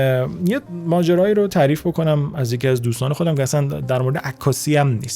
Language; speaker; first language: Persian; native; Persian